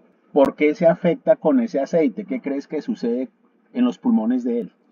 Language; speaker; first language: Spanish; native; Spanish